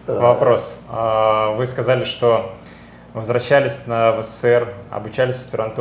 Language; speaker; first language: Russian; native; Russian